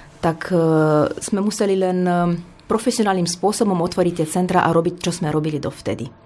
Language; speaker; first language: Slovak; non-native, fluent; Romanian